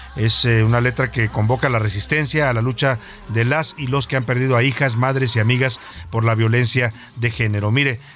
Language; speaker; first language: Spanish; native; Spanish